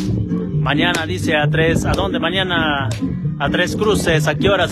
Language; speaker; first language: Spanish; native; Spanish